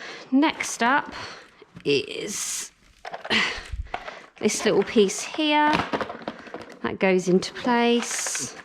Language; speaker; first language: English; native; English